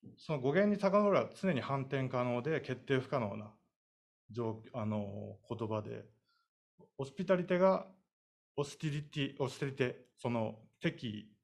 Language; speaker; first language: Japanese; native; Japanese